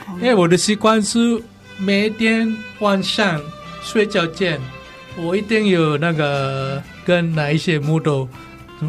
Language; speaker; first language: Chinese; non-native, learner; Balinese